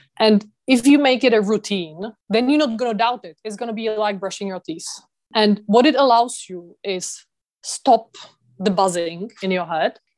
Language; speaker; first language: English; non-native, fluent; Czech